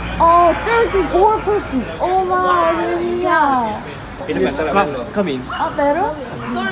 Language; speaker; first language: Spanish; non-native, fluent; Korean